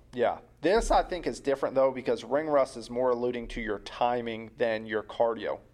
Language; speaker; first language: English; native; English